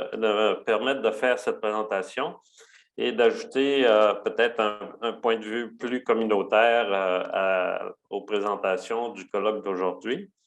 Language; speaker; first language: French; native; French